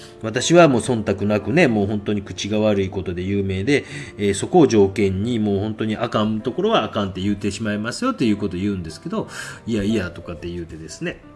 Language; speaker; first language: Japanese; native; Japanese